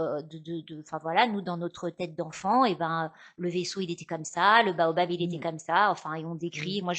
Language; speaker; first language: French; native; French